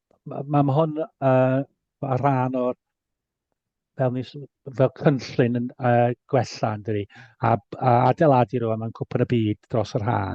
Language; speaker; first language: Welsh; native; Welsh